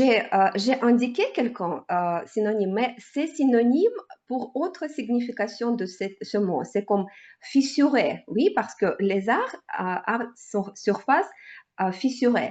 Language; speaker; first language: French; non-native, learner; Russian